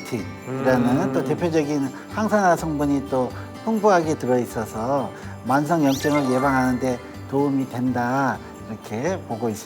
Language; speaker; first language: Korean; native; Korean